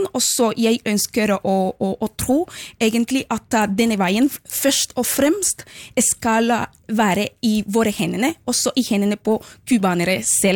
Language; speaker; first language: Norwegian; non-native, fluent; Spanish